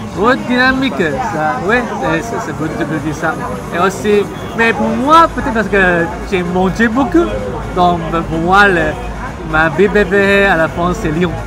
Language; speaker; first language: French; non-native, fluent; Cantonese